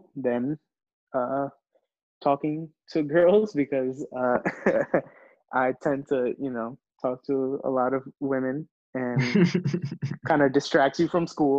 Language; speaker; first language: English; early bilingual, other home language; Hindi